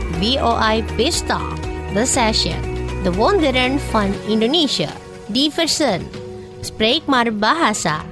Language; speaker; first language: Dutch; non-native, fluent; Indonesian